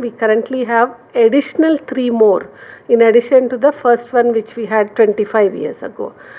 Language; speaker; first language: English; non-native, local second language; Telugu